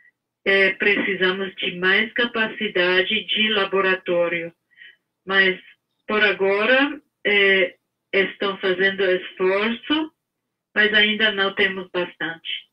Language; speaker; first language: Portuguese; non-native, fluent; English